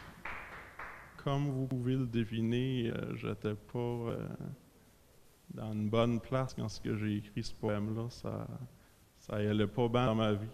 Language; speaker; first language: French; native; French